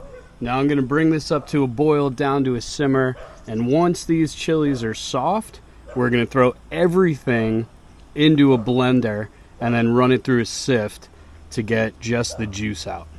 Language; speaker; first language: English; native; English